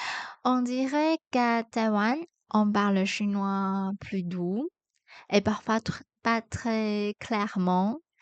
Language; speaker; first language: French; non-native, fluent; Chinese